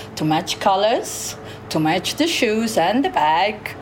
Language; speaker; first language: English; non-native, fluent; Italian